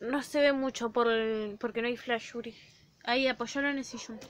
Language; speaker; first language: Spanish; native; Spanish